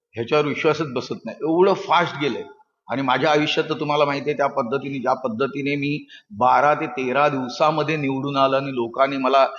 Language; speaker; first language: Marathi; native; Marathi